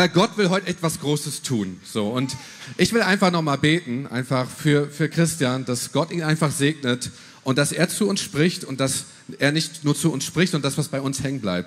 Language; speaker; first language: German; native; German